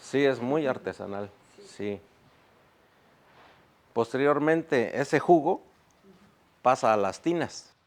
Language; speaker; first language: Spanish; native; Spanish